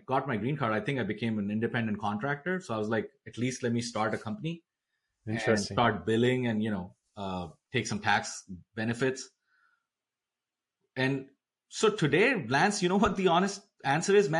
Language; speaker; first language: English; non-native, local second language; Hindi